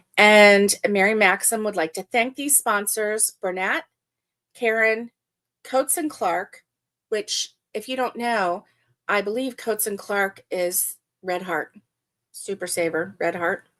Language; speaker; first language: English; native; English